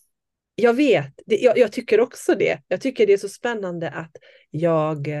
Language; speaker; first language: Swedish; non-native, fluent; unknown